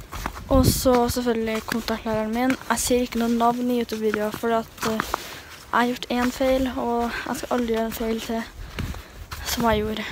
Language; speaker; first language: Norwegian; native; Norwegian